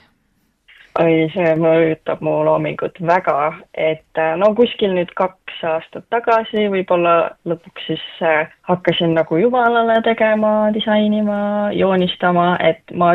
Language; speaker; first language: Estonian; native; Estonian